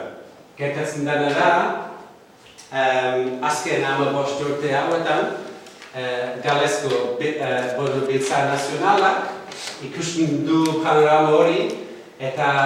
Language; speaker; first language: Basque; non-native, fluent; Welsh